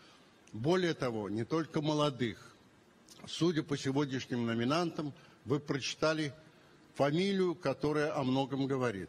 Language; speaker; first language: Russian; native; Russian